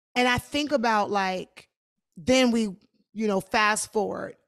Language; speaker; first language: English; native; English